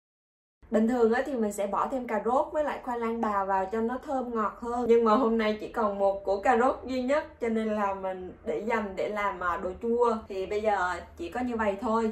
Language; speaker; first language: Vietnamese; native; Vietnamese